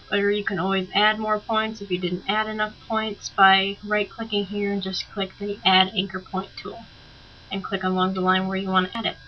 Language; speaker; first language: English; native; English